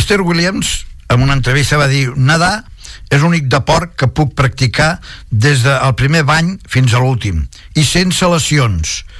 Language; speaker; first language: Catalan; non-native, local second language; Spanish